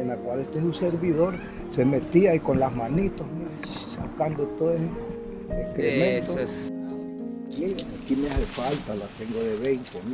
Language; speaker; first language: Spanish; native; Spanish